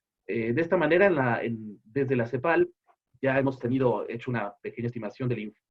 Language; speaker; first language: Spanish; native; Spanish